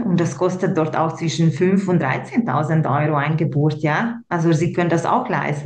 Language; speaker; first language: German; non-native, local second language; Hungarian